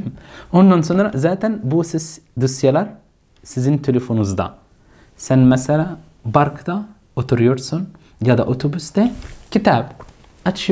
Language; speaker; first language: Turkish; non-native, fluent; Arabic